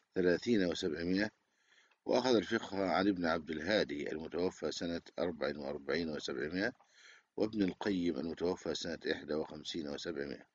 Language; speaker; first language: Arabic; native; Arabic